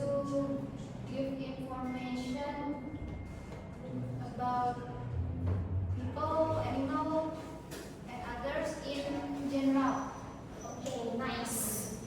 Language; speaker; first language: English; non-native, learner; Indonesian